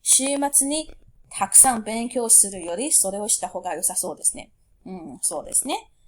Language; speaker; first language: Japanese; non-native, fluent; English